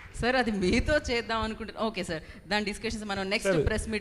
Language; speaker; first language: Telugu; native; Telugu